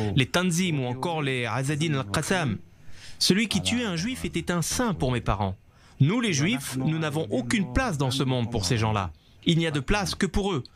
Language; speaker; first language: French; non-native, fluent; Arabic